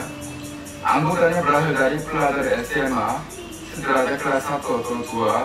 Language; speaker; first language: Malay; non-native, fluent; Korean